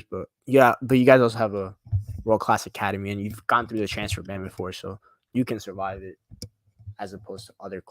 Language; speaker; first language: English; native; English